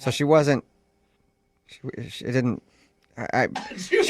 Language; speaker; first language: English; native; English